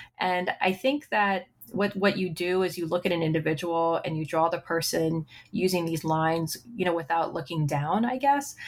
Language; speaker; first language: English; native; English